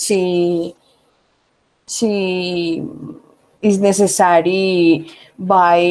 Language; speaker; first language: English; non-native, learner; Spanish